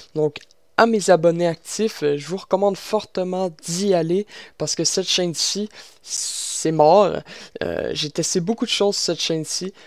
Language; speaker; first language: French; native; French